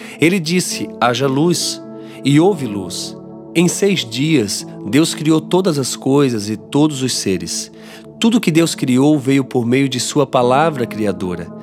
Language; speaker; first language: Portuguese; native; Portuguese